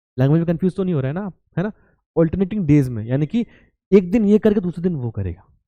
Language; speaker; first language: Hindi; native; Hindi